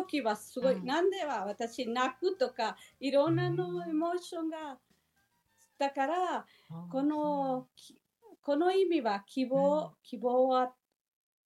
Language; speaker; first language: Japanese; non-native, learner; Spanish